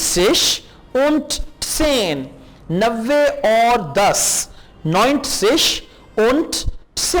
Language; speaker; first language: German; non-native, learner; Urdu